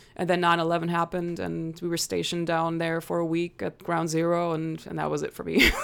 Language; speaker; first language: English; non-native, fluent; German